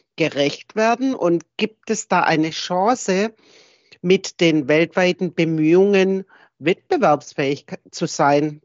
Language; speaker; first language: German; non-native, fluent; English